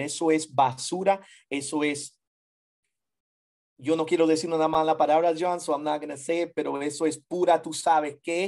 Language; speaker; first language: Spanish; early bilingual, heritage; Spanish